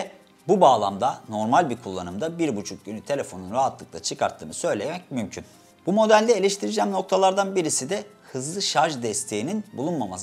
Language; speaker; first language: Turkish; native; Turkish